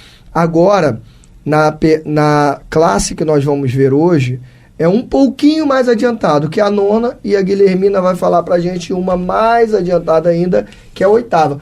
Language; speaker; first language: Portuguese; native; Portuguese